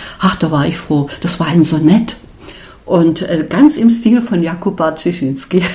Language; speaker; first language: German; non-native, local second language; Upper Sorbian